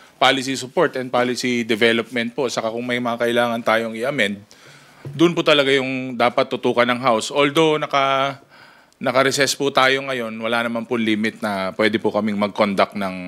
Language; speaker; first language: Filipino; native; Filipino